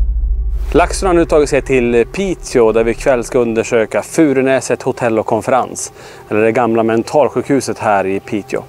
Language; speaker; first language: Swedish; native; Swedish